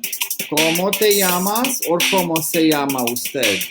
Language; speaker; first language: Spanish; non-native, learner; English